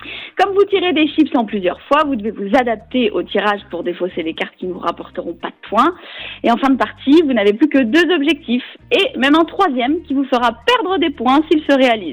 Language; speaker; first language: French; native; French